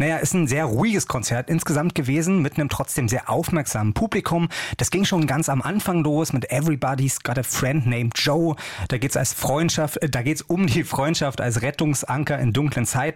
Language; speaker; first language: German; native; German